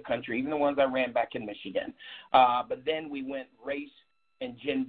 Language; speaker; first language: English; native; English